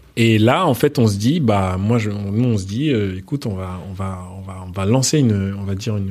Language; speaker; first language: French; native; French